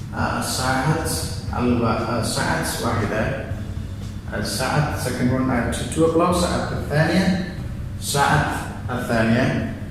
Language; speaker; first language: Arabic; non-native, fluent; Malayalam